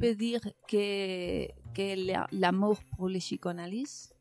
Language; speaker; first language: French; non-native, learner; Spanish